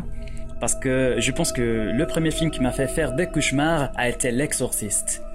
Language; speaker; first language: French; non-native, fluent; Spanish